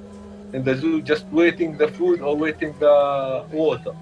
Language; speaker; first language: English; non-native, learner; Arabic